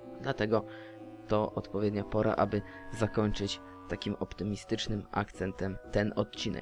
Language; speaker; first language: Polish; native; Polish